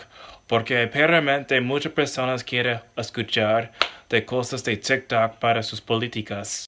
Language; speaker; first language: Spanish; non-native, learner; English